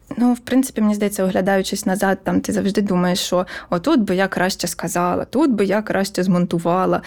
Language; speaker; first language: Ukrainian; non-native, local second language; Russian